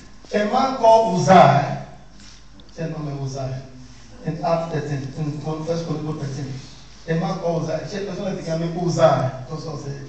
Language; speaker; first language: Italian; non-native, learner; Yoruba